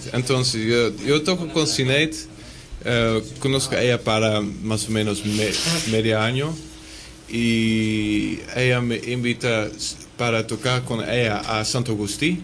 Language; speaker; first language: Spanish; non-native, learner; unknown